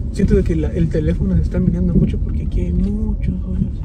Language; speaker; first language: Spanish; early bilingual, heritage; Spanish